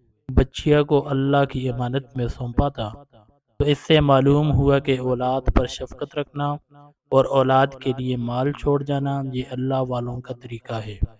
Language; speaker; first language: Urdu; native; Urdu